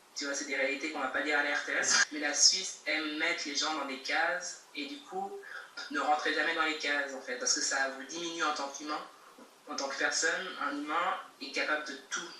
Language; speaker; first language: French; native; French